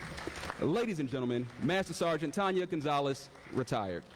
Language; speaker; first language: English; native; English